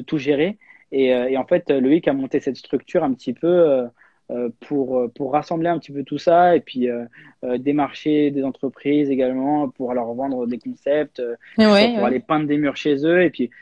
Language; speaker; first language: French; native; French